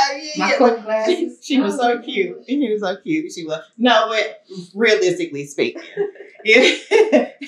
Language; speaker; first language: English; native; English